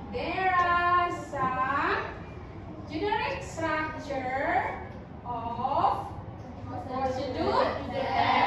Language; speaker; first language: English; non-native, learner; Indonesian